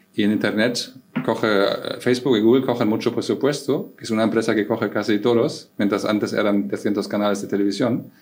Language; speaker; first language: Spanish; non-native, fluent; German